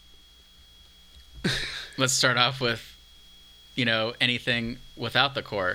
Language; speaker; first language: English; native; English